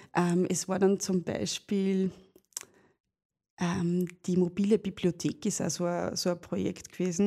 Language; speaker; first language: German; native; German